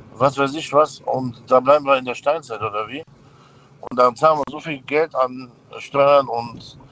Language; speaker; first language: German; native; German